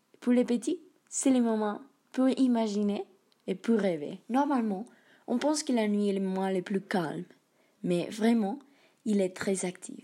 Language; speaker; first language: French; non-native, learner; Spanish